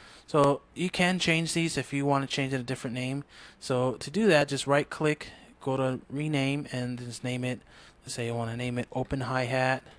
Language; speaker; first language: English; native; English